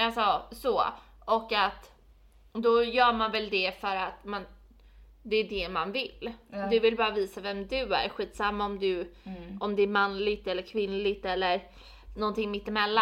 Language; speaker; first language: Swedish; native; Swedish